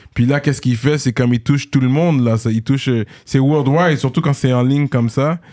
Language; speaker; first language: French; native; French